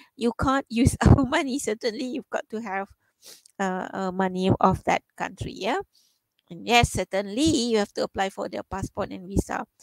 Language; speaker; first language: English; non-native, local second language; Malay